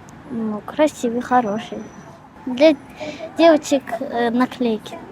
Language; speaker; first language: Russian; non-native, local second language; Azerbaijani